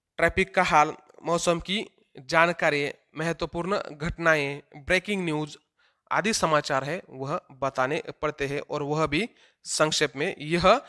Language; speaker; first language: Hindi; non-native, local second language; Marathi